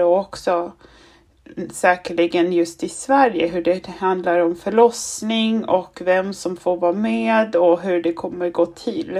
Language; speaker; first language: Swedish; non-native, fluent; German